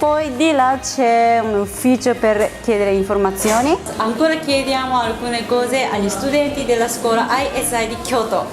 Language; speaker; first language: Italian; non-native, fluent; Japanese